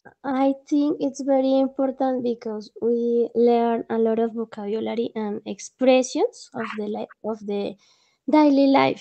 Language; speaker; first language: English; non-native, learner; Spanish